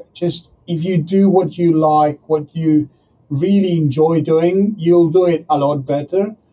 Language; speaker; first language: English; non-native, fluent; Spanish